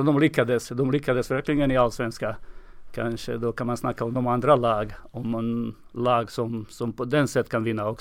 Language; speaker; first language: Swedish; non-native, fluent; Serbian